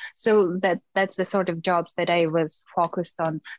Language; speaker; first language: English; non-native, fluent; Russian